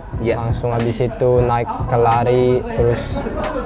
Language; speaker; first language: Indonesian; early bilingual, heritage; English